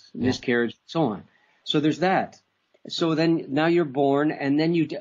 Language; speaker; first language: English; native; English